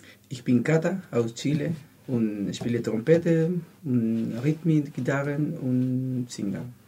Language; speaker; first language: German; non-native, learner; Spanish